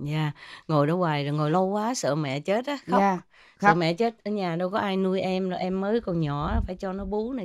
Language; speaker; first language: Vietnamese; native; Vietnamese